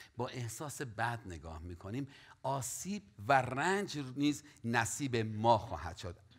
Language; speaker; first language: Persian; native; Persian